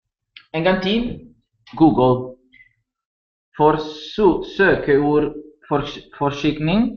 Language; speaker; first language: Norwegian; non-native, learner; Italian